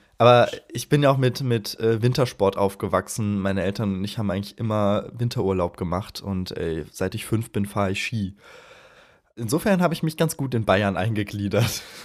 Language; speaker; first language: German; native; German